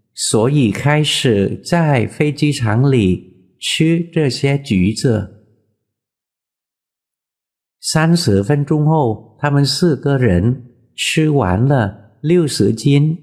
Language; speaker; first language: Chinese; non-native, fluent; Vietnamese